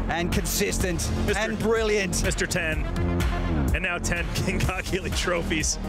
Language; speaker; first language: English; native; English